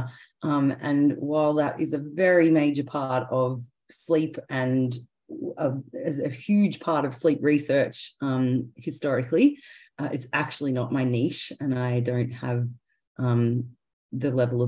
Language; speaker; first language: English; native; English